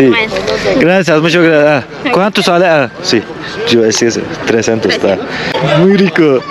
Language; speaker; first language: Spanish; non-native, learner; Turkish